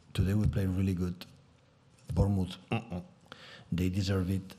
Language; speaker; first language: English; non-native, fluent; Catalan